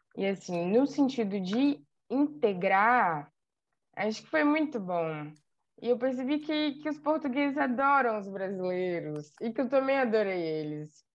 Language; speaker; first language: Portuguese; native; Portuguese